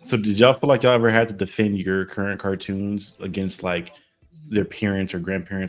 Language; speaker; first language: English; native; English